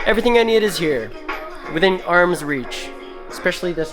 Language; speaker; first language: English; native; English